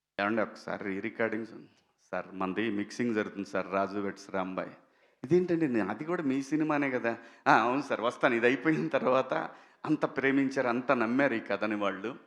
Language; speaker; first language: Telugu; native; Telugu